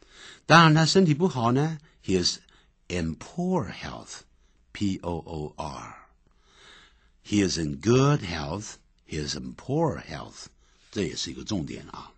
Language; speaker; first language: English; non-native, fluent; Chinese